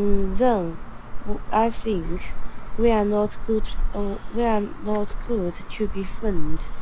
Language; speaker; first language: English; non-native, learner; Chinese